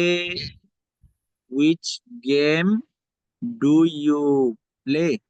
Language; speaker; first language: English; non-native, learner; Bangla